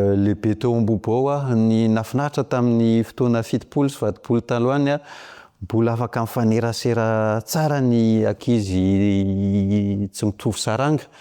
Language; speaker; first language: Malagasy; non-native, local second language; French